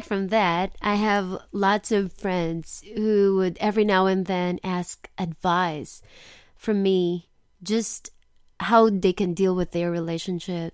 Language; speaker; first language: English; non-native, local second language; Filipino